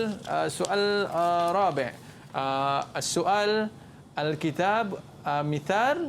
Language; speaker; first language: Arabic; non-native, local second language; Malay